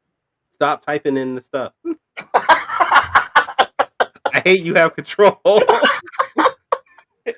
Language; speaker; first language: English; native; English